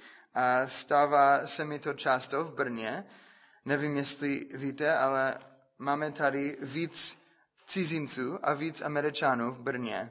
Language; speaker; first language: Czech; non-native, fluent; English